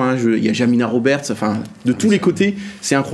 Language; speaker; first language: French; native; French